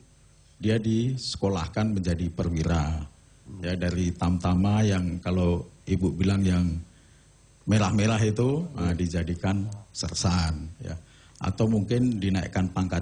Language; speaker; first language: Indonesian; non-native, local second language; Javanese